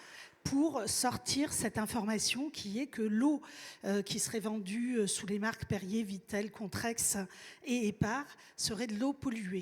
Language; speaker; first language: French; native; French